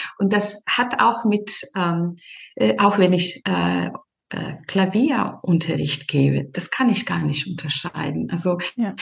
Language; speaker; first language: German; non-native, fluent; Serbian